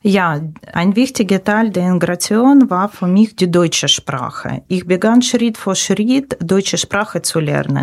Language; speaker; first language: German; non-native, learner; Ukrainian